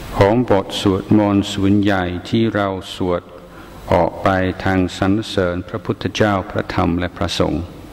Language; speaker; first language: Thai; non-native, fluent; English